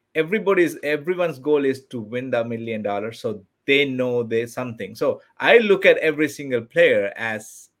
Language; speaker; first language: English; non-native, local second language; Tamil